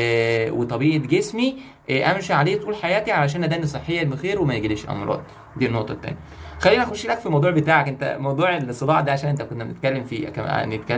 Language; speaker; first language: Arabic; native; Arabic